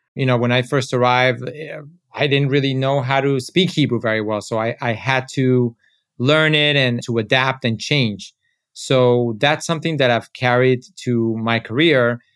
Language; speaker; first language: English; early bilingual, other home language; Spanish